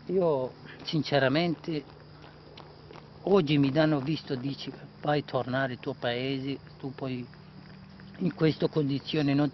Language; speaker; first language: Italian; non-native, learner; Kurdish